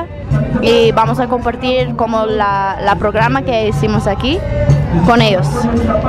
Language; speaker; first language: Spanish; non-native, learner; English